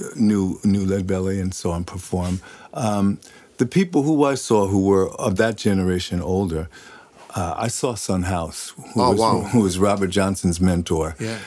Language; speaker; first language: English; native; English